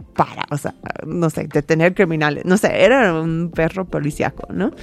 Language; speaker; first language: Spanish; non-native, fluent; English